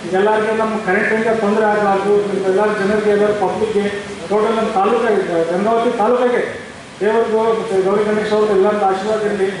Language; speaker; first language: Kannada; native; Kannada